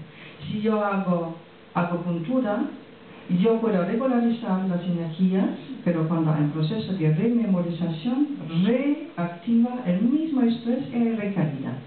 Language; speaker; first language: Spanish; non-native, fluent; French